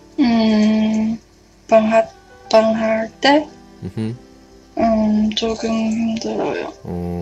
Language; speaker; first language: Korean; non-native, learner; Chinese